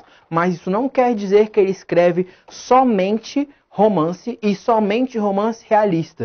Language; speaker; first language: Portuguese; native; Portuguese